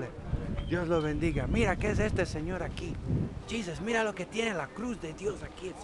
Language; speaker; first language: Spanish; non-native, fluent; English